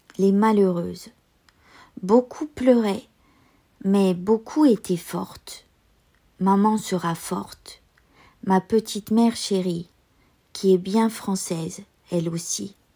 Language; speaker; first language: French; native; French